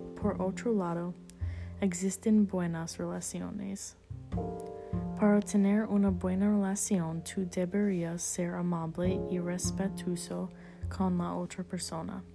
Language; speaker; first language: Spanish; non-native, learner; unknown